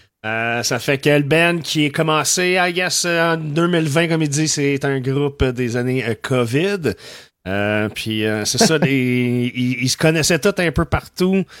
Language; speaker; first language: French; native; French